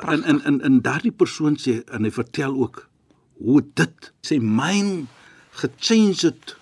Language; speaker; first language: Afrikaans; non-native, fluent; Arabic